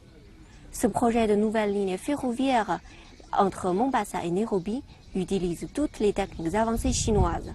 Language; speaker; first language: French; non-native, fluent; Chinese